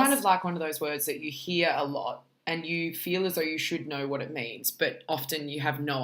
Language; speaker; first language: English; native; English